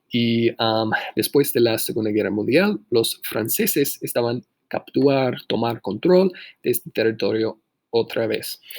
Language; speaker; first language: Spanish; non-native, fluent; English